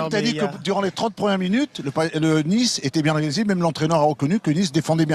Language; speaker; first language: French; native; French